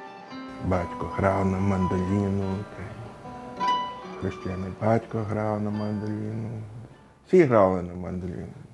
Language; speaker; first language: Ukrainian; early bilingual, heritage; Ukrainian